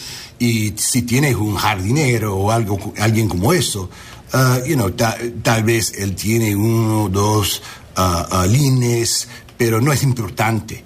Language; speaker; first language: Spanish; non-native, learner; English